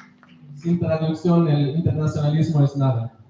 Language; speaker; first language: Spanish; non-native, learner; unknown